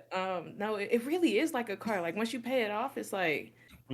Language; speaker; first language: English; native; English